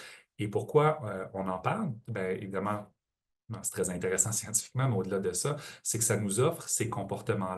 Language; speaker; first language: French; native; French